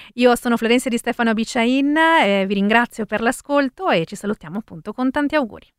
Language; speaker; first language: Italian; early bilingual, other home language; Spanish